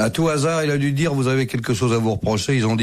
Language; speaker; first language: French; native; French